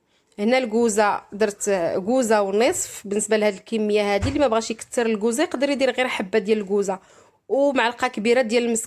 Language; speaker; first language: Arabic; native; Arabic